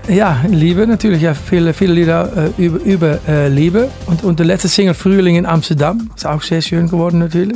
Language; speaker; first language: German; non-native, learner; Dutch